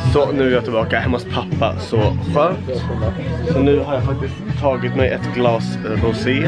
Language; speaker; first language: Swedish; native; Swedish